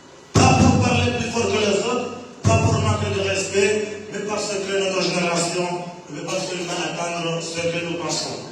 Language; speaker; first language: French; non-native, local second language; Comorian